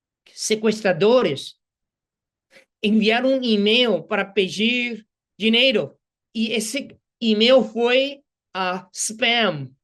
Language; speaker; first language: Portuguese; non-native, fluent; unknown